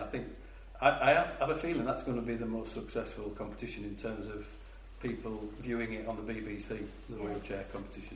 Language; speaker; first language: English; native; English